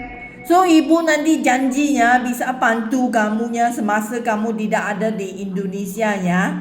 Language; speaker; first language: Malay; non-native, local second language; Chinese